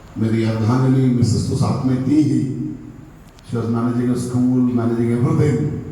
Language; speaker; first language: Hindi; non-native, local second language; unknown